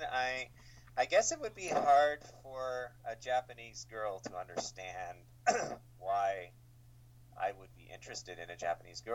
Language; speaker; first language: English; native; English